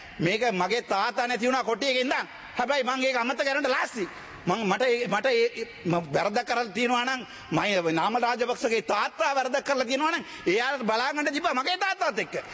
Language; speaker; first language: Sinhala; non-native, local second language; Tamil